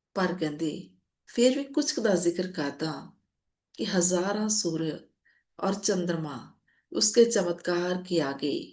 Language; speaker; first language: Hindi; non-native, local second language; Punjabi